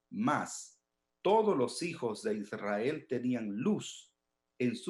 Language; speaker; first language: Spanish; native; Spanish